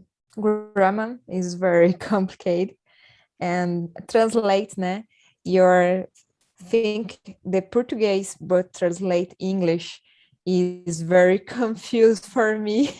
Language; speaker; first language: English; non-native, learner; Portuguese